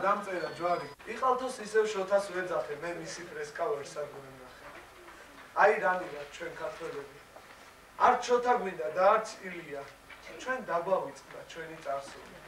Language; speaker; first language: Georgian; native; Georgian